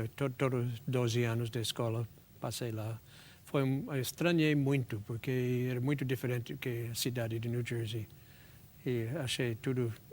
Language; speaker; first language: Portuguese; non-native, fluent; English